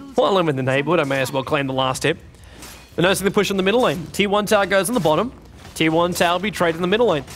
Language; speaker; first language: English; native; English